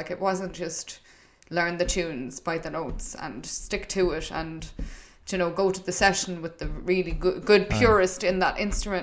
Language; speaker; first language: English; native; English